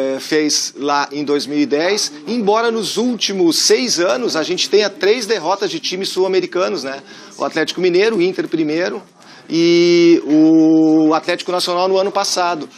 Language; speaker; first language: Portuguese; native; Portuguese